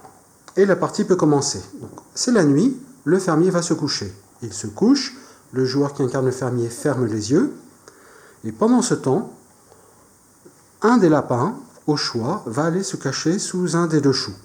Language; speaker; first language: French; native; French